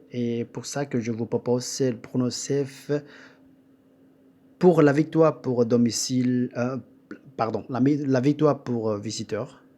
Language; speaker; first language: French; non-native, fluent; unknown